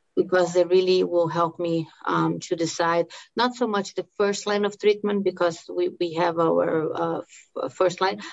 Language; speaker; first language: English; non-native, fluent; Portuguese